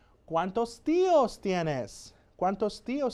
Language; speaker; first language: Spanish; non-native, fluent; English